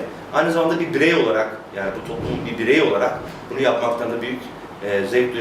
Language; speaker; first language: Turkish; native; Turkish